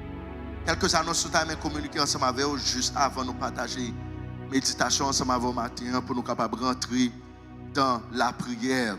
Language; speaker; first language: French; non-native, local second language; Haitian Creole